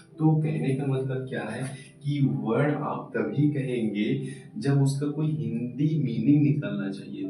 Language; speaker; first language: Hindi; native; Hindi